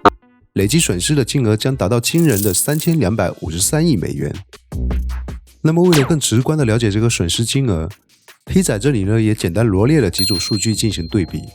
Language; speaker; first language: Chinese; native; Chinese